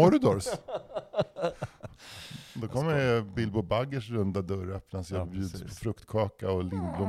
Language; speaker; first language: Swedish; native; Swedish